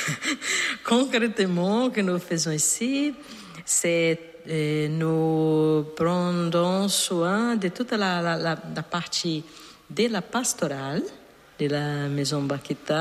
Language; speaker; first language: French; non-native, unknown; Portuguese